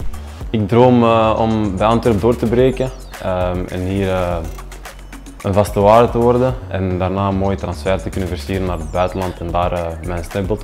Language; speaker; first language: Dutch; early bilingual, other home language; Albanian